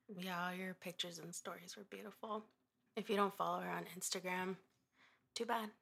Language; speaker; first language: English; early bilingual, other home language; Spanish